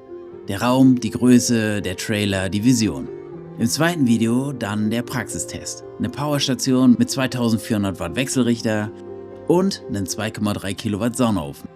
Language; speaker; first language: German; native; German